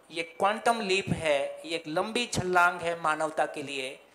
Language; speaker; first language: Hindi; native; Hindi